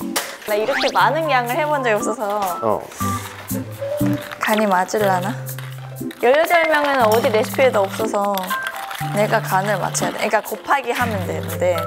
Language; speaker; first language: Korean; non-native, fluent; Japanese